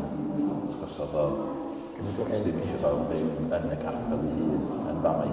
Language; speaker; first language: Welsh; native; Welsh